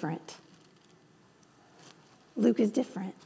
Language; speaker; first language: English; native; English